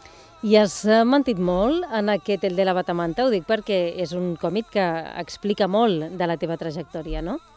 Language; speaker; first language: Catalan; native; Catalan